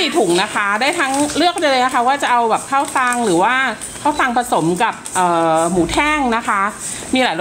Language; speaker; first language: Thai; native; Thai